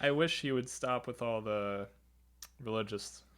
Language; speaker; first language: English; native; English